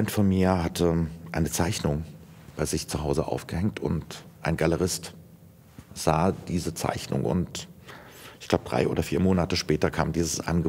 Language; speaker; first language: German; native; German